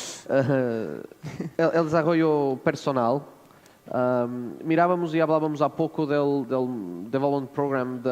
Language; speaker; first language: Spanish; non-native, fluent; Portuguese